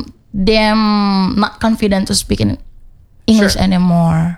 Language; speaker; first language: English; non-native, fluent; Indonesian